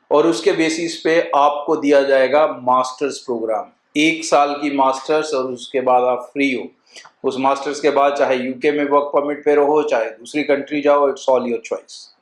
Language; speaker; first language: Hindi; non-native, local second language; Punjabi